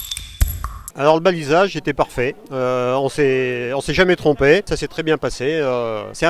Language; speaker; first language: French; native; French